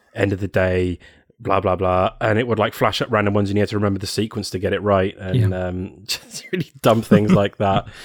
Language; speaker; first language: English; native; English